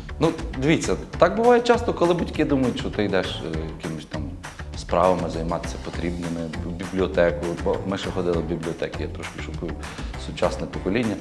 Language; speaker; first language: Ukrainian; native; Ukrainian